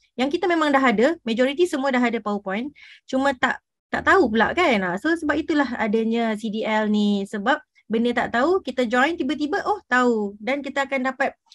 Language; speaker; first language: Malay; native; Malay